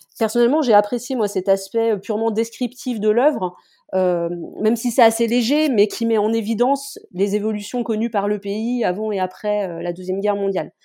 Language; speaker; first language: French; native; French